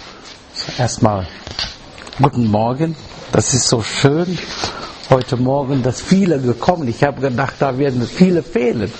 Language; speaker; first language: German; non-native, learner; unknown